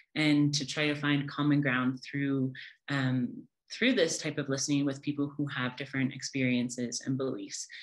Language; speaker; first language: English; native; English